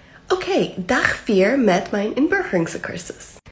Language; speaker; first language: Dutch; non-native, learner; English